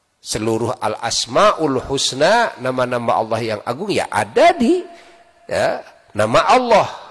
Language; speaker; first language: Indonesian; non-native, local second language; Sundanese